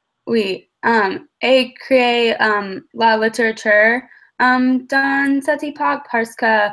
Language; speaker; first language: French; non-native, learner; English